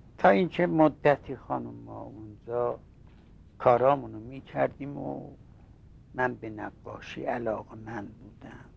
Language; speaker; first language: Persian; non-native, local second language; Azerbaijani